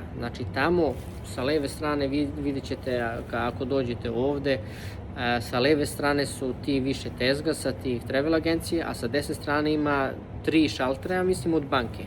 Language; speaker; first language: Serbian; early bilingual, heritage; Serbian